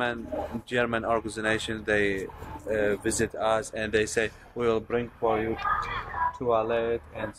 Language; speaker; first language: English; non-native, learner; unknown